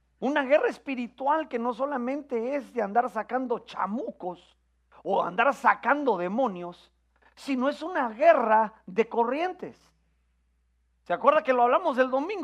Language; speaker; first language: Spanish; native; Spanish